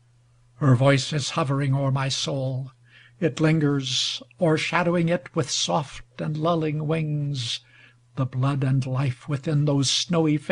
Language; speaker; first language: English; native; English